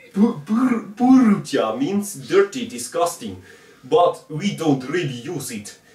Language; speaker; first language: English; non-native, fluent; German